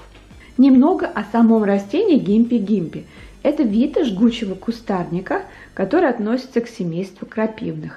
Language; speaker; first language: Russian; native; Russian